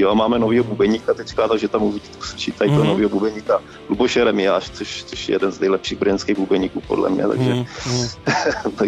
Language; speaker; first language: Czech; native; Czech